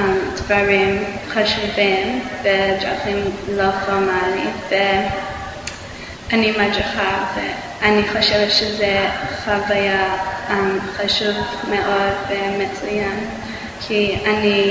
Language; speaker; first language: Hebrew; non-native, learner; English